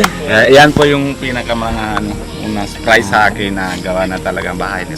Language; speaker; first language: Filipino; non-native, local second language; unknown